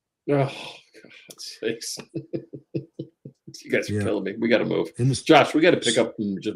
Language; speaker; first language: English; native; English